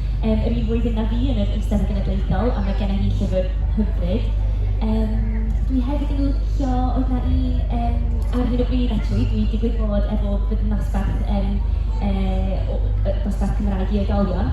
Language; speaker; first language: Welsh; non-native, local second language; English